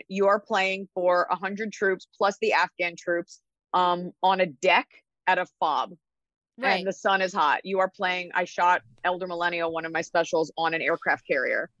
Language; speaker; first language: English; native; English